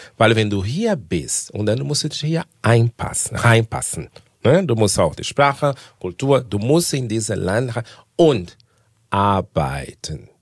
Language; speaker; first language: German; non-native, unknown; Portuguese